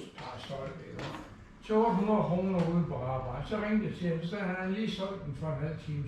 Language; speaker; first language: Danish; native; Danish